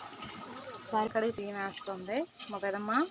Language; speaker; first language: Telugu; native; Telugu